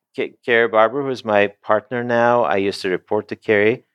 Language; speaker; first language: English; non-native, fluent; Turkish